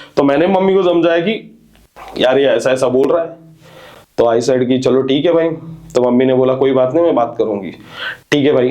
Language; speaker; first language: Hindi; non-native, local second language; Marathi